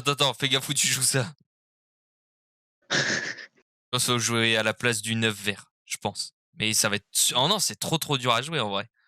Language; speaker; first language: French; native; French